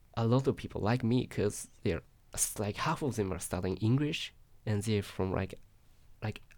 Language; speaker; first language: English; non-native, learner; Japanese